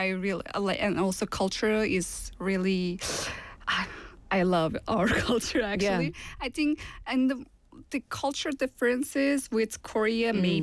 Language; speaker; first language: English; non-native, fluent; Turkish